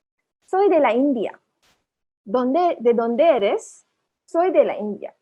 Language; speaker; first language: Spanish; non-native, learner; Manipuri